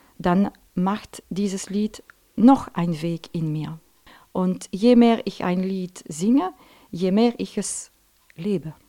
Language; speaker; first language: German; non-native, local second language; French